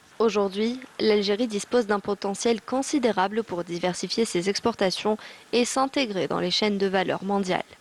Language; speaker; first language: French; non-native, local second language; Arabic